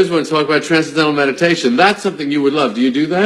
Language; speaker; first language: English; native; English